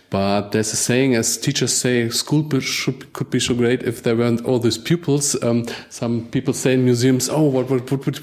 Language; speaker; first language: English; non-native, fluent; German